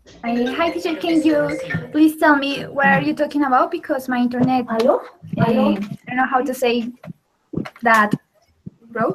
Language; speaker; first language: English; non-native, learner; Spanish